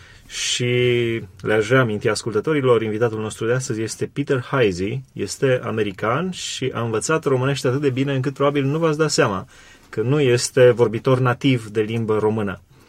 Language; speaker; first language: Romanian; native; Romanian